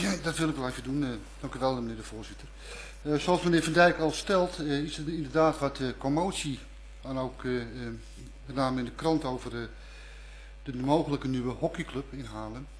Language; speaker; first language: Dutch; native; Dutch